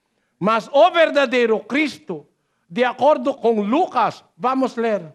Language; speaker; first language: Portuguese; non-native, learner; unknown